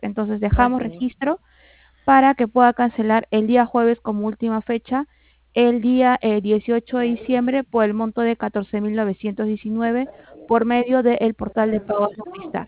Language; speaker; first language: Spanish; native; Spanish